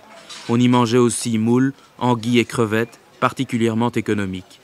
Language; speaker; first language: French; native; French